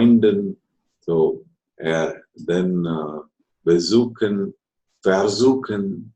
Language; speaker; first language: German; non-native, fluent; Telugu